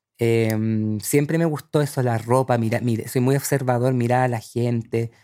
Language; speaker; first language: Spanish; native; Spanish